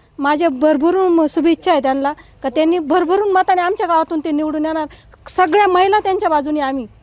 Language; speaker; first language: Marathi; native; Marathi